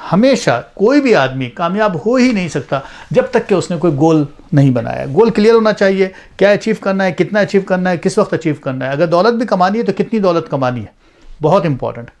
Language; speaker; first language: Urdu; native; Urdu